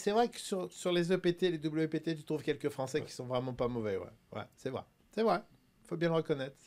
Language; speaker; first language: French; native; French